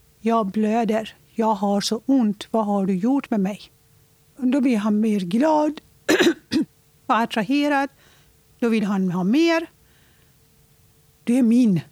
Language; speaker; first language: Swedish; non-native, fluent; Persian